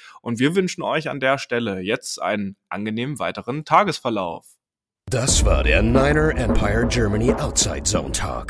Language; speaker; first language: German; native; German